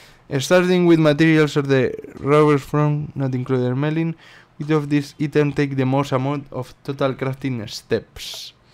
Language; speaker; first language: English; non-native, learner; Spanish